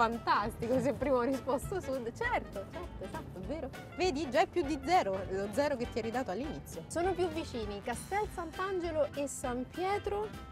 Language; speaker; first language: Italian; native; Italian